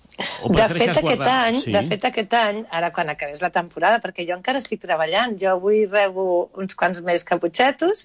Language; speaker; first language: Catalan; non-native, local second language; Spanish